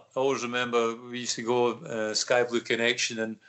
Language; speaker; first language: English; native; English